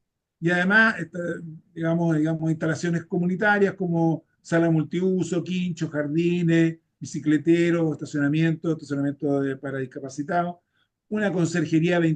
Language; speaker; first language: Spanish; native; Spanish